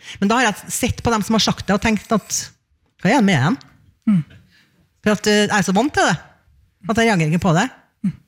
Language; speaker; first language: Norwegian; native; Norwegian